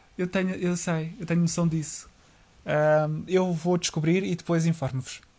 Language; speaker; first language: Portuguese; native; Portuguese